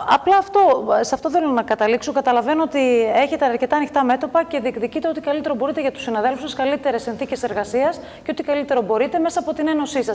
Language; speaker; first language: Greek; native; Greek